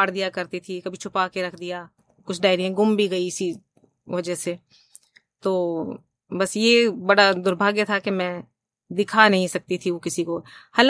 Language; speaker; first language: Hindi; native; Hindi